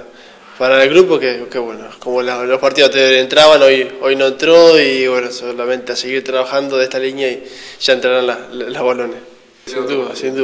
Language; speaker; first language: Spanish; native; Spanish